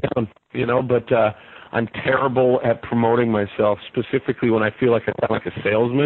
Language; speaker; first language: English; native; English